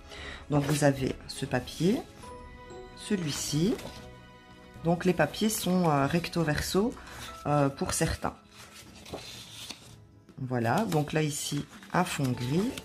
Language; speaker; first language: French; native; French